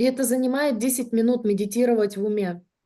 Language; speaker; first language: Russian; native; Russian